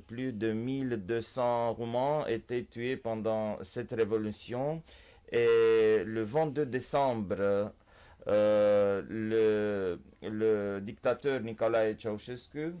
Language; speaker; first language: French; non-native, fluent; Romanian